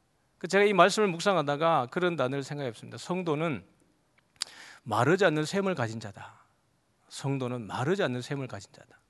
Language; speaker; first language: Korean; native; Korean